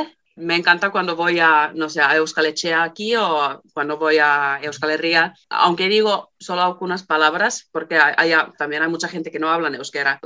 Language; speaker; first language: Spanish; non-native, fluent; Finnish